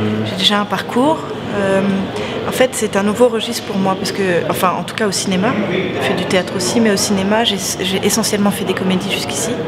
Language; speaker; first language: French; native; French